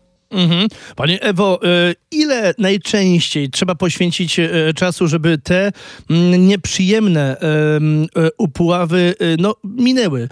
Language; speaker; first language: Polish; native; Polish